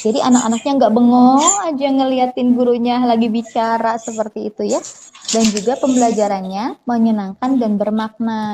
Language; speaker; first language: Indonesian; native; Indonesian